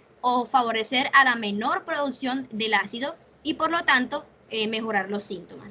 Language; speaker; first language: Spanish; native; Spanish